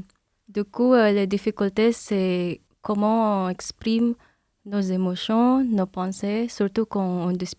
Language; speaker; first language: French; non-native, fluent; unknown